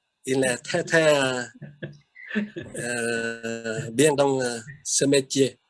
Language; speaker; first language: French; non-native, fluent; Vietnamese